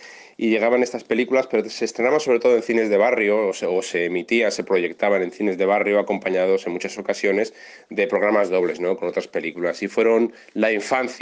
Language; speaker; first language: Spanish; native; Spanish